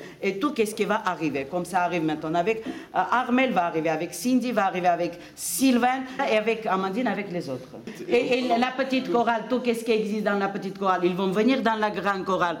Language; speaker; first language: French; non-native, fluent; Armenian